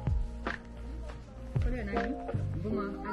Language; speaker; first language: Japanese; non-native, fluent; French